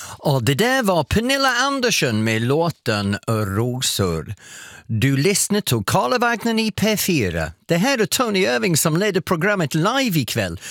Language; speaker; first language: Swedish; non-native, fluent; English